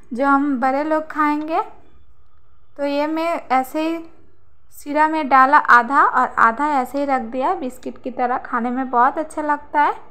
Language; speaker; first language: Hindi; non-native, local second language; Bangla